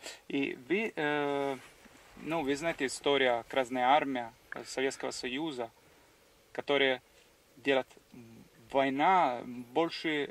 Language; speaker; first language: Russian; non-native, learner; English